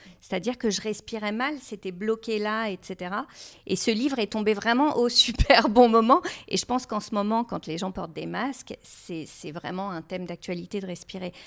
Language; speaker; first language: French; native; French